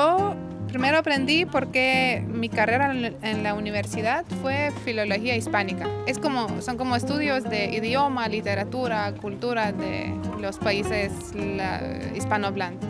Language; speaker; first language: Spanish; non-native, fluent; Lithuanian